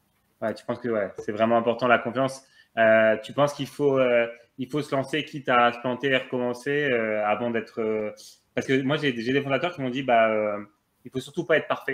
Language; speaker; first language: French; native; French